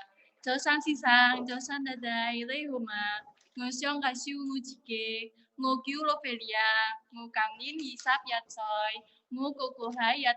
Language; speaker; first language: Cantonese; non-native, learner; Javanese